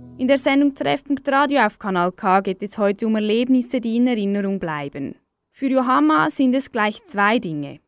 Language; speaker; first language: German; native; German